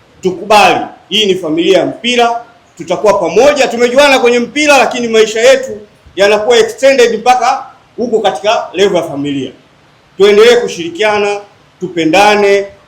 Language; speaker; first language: Swahili; native; Swahili